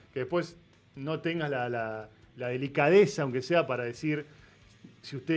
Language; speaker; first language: Spanish; native; Spanish